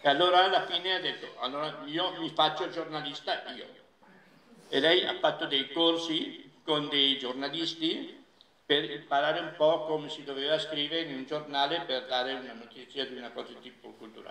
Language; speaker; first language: Italian; non-native, fluent; Catalan